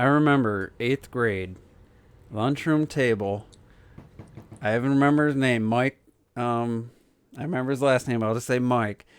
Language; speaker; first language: English; native; English